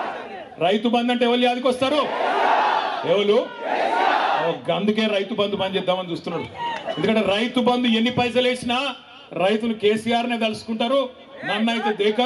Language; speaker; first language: Telugu; native; Telugu